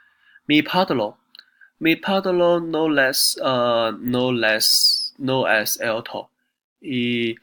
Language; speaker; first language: Spanish; non-native, learner; Chinese